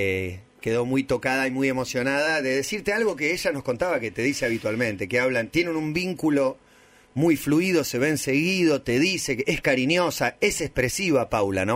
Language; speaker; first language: Spanish; native; Spanish